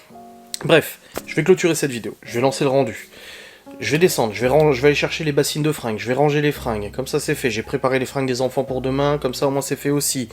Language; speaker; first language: French; native; French